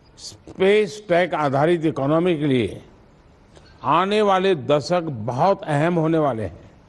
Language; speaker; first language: Hindi; non-native, local second language; Gujarati